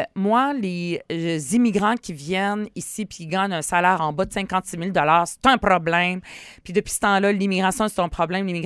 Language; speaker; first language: French; early bilingual, other home language; Arabic